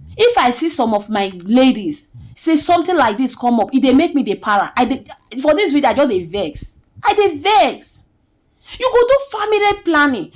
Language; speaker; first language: Nigerian Pidgin; native; Nigerian Pidgin